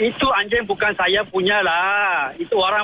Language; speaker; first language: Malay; non-native, local second language; Tamil